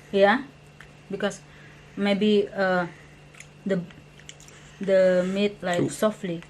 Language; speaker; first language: English; non-native, learner; Indonesian